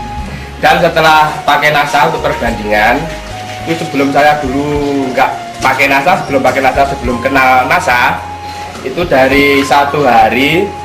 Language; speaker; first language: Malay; non-native, local second language; Javanese